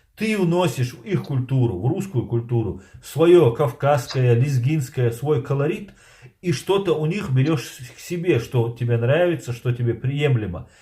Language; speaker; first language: Russian; non-native, local second language; Chechen